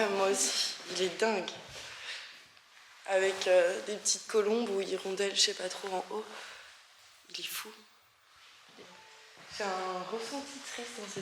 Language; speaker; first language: French; native; French